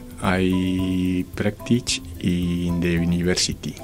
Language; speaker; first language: English; non-native, learner; Spanish